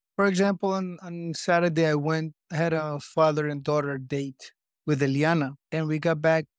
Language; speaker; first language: English; native; English